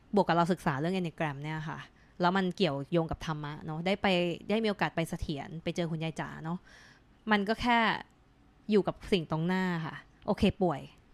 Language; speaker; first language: Thai; native; Thai